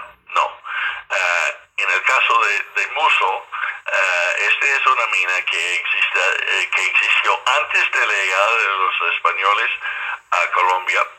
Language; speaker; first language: Spanish; non-native, fluent; English